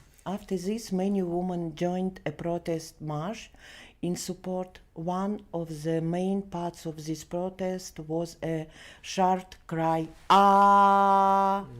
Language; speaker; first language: English; non-native, learner; Belarusian